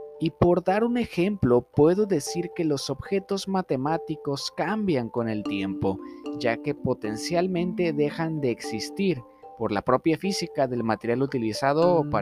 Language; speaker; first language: Spanish; native; Spanish